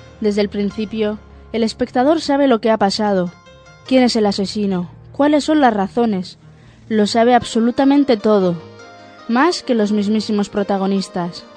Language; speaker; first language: Spanish; native; Spanish